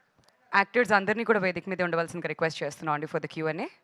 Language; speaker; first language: Telugu; native; Telugu